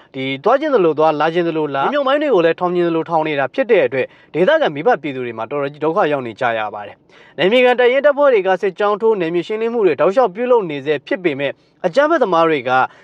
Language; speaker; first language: Burmese; native; Burmese